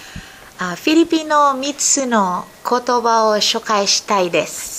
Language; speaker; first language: Japanese; non-native, learner; Filipino